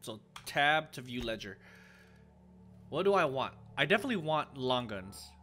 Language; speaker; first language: English; native; English